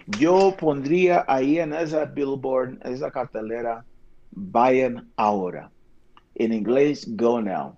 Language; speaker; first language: Spanish; non-native, fluent; English